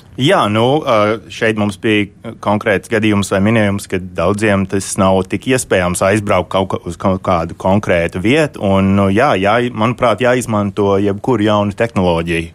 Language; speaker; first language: Latvian; early bilingual, heritage; Latvian